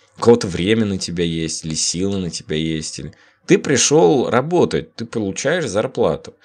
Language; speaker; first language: Russian; native; Russian